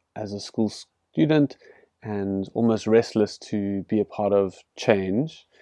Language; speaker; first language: English; native; English